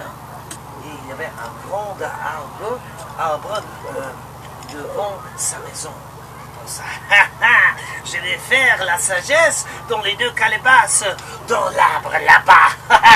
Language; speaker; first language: French; non-native, local second language; Luxembourgish